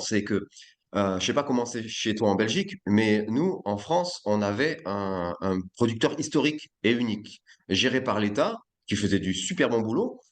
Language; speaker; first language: French; native; French